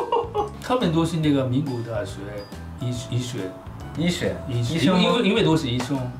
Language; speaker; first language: Chinese; non-native, fluent; Japanese